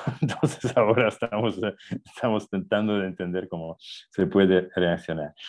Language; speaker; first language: Spanish; non-native, fluent; Italian